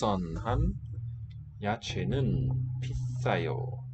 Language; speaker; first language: Korean; non-native, learner; English